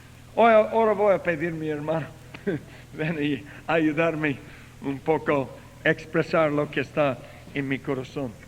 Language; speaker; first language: Spanish; non-native, fluent; English